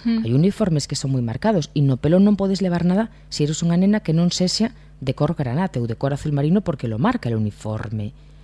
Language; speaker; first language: Galician; native; Galician